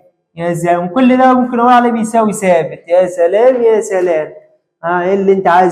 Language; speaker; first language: Arabic; native; Arabic